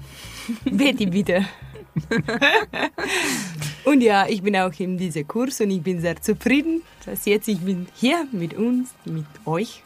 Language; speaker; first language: German; non-native, learner; Slovenian